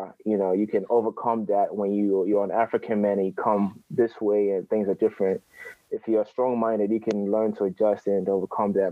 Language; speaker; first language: English; non-native, local second language; Akan